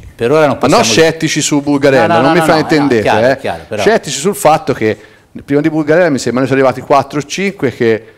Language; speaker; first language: Italian; native; Italian